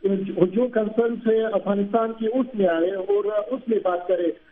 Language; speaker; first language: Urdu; non-native, fluent; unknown